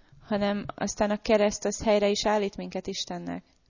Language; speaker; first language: Hungarian; native; Hungarian